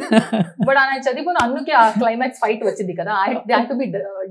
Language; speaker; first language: Telugu; non-native, learner; Tulu